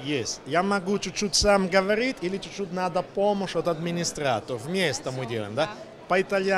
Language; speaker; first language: Russian; non-native, learner; Italian